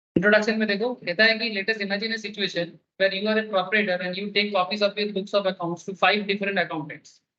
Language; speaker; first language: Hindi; non-native, local second language; Bangla